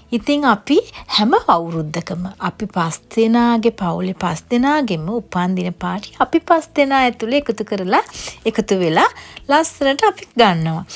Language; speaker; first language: Sinhala; native; Sinhala